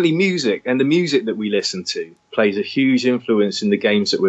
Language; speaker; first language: English; native; English